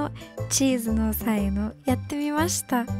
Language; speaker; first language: Japanese; non-native, fluent; English